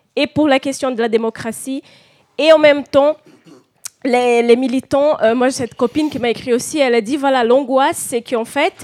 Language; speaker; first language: French; non-native, fluent; Portuguese